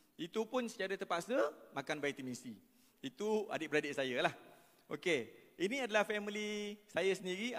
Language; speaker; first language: Malay; native; Malay